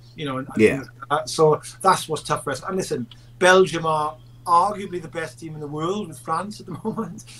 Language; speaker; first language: English; native; English